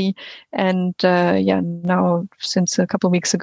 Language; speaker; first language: English; non-native, fluent; German